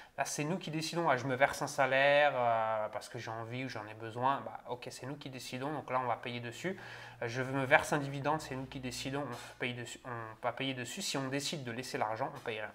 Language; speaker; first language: French; native; French